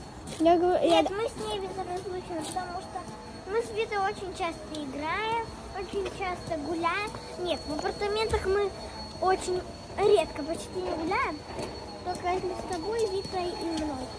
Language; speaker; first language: Russian; early bilingual, heritage; Russian